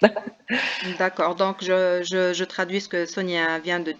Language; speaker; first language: French; non-native, local second language; Arabic